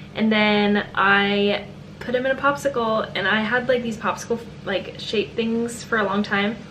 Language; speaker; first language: English; native; English